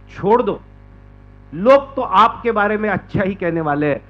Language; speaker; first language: Hindi; non-native, local second language; Marathi